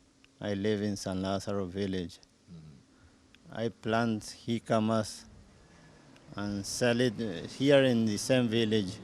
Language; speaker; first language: English; non-native, local second language; Spanish